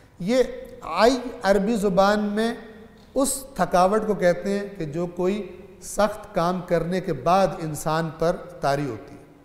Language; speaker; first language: Urdu; non-native, local second language; Punjabi